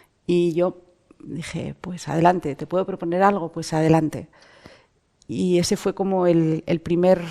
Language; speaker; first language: Spanish; native; Spanish